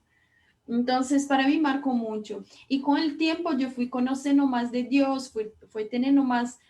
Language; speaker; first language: Spanish; non-native, fluent; Portuguese